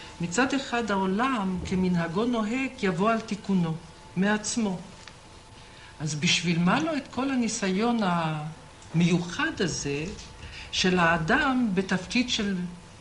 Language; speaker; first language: Hebrew; non-native, fluent; French